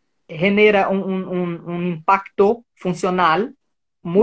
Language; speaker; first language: Spanish; non-native, fluent; Portuguese